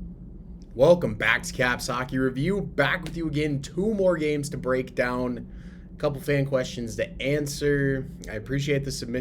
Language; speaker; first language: English; native; English